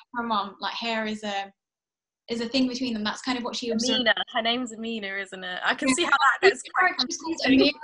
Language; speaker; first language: English; early bilingual, heritage; English